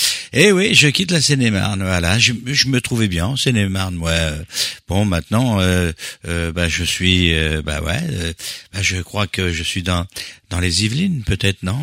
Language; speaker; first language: French; native; French